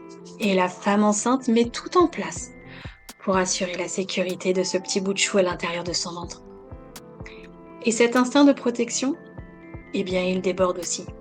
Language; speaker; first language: French; native; French